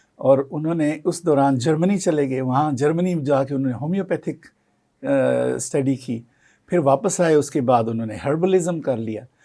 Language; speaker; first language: Urdu; non-native, local second language; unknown